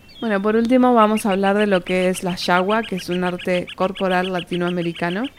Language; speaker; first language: Spanish; native; Spanish